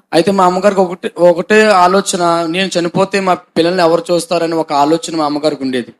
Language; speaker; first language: Telugu; non-native, fluent; Hindi